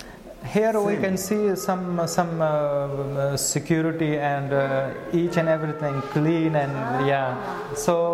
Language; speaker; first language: English; non-native, learner; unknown